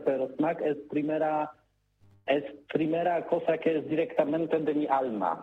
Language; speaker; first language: Spanish; non-native, learner; Polish